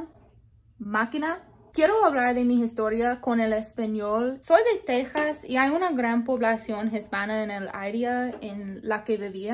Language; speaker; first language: Spanish; non-native, learner; English